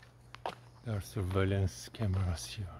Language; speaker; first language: English; non-native, fluent; Portuguese